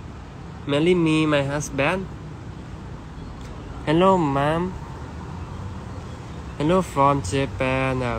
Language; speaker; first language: English; non-native, learner; Thai